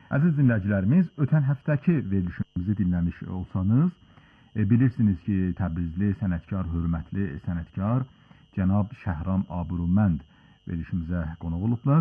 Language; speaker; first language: Azerbaijani; native; Azerbaijani